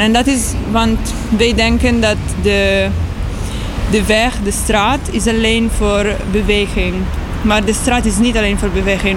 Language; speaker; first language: Dutch; non-native, learner; Italian